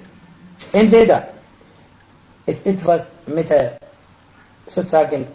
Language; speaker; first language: German; non-native, fluent; Arabic